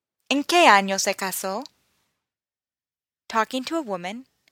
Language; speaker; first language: Spanish; non-native, fluent; English